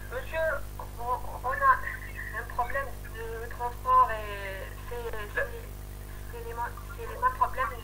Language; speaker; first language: French; non-native, learner; Arabic